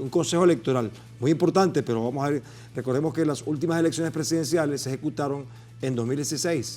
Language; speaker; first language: Spanish; native; Spanish